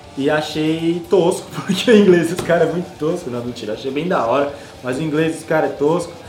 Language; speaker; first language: Portuguese; native; Portuguese